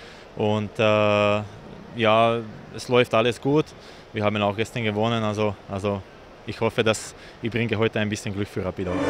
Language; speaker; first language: German; non-native, fluent; Slovak